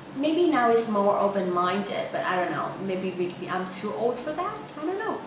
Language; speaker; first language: English; non-native, fluent; Vietnamese